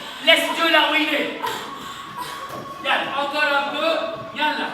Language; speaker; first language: French; non-native, local second language; Arabic